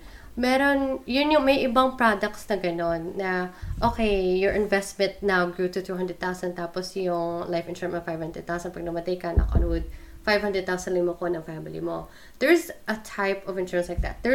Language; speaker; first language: English; non-native, local second language; Filipino